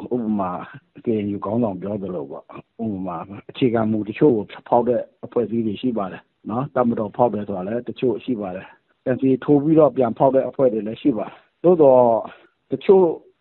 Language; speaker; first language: Burmese; non-native, local second language; S'gaw Karen